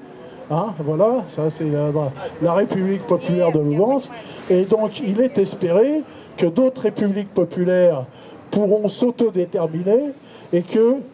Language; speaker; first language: French; native; French